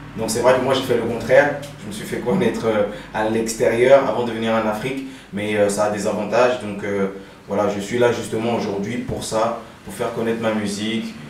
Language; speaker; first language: French; early bilingual, other home language; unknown